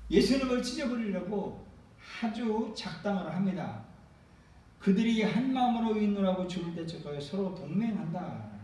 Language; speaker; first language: Korean; native; Korean